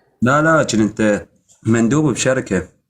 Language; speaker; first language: Arabic; native; Arabic